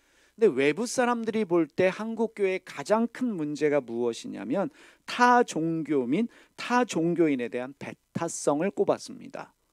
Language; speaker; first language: Korean; native; Korean